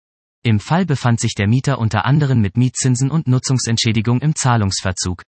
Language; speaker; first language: German; native; German